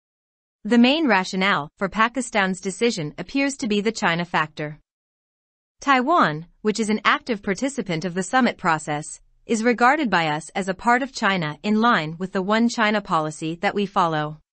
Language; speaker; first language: English; non-native, local second language; Urdu